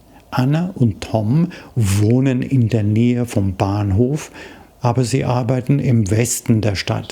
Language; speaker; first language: German; non-native, fluent; English